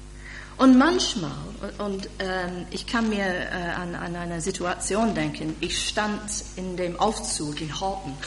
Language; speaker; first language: German; non-native, fluent; English